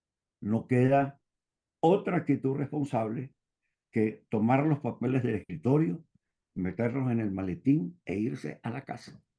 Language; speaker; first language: Spanish; native; Spanish